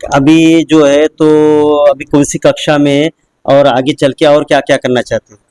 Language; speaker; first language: Hindi; non-native, local second language; Marathi